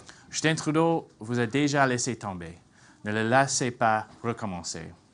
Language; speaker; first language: French; non-native, fluent; English